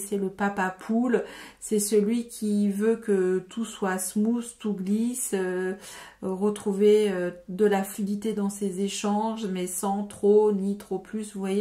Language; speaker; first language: French; native; French